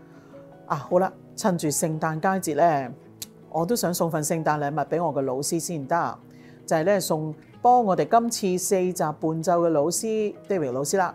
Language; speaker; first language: Chinese; native; Chinese